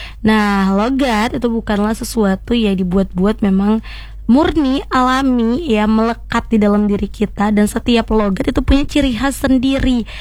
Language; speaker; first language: Indonesian; native; Indonesian